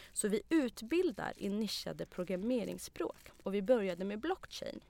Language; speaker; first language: Swedish; early bilingual, other home language; Arabic